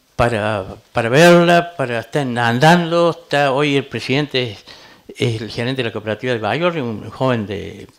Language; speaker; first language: Spanish; native; Spanish